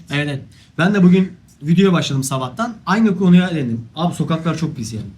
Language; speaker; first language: Turkish; native; Turkish